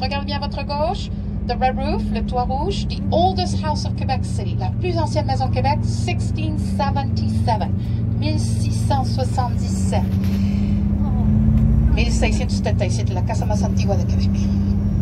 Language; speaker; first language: French; native; French